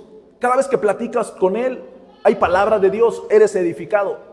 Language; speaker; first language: Spanish; native; Spanish